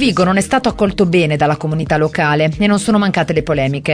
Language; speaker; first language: Italian; native; Italian